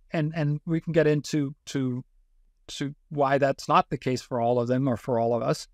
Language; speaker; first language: English; non-native, fluent; Danish